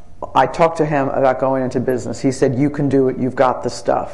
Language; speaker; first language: English; native; English